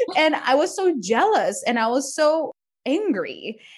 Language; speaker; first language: English; non-native, fluent; Spanish